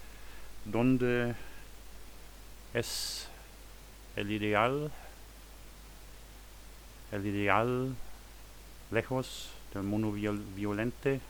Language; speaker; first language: Spanish; non-native, fluent; German